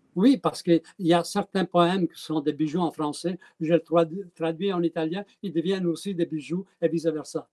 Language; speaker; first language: French; early bilingual, other home language; Italian